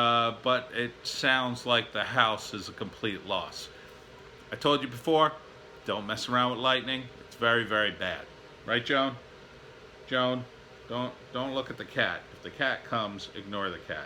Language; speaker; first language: English; native; English